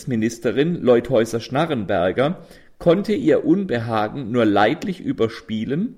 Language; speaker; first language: German; native; German